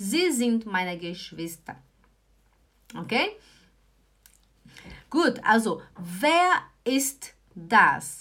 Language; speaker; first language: German; non-native, fluent; Portuguese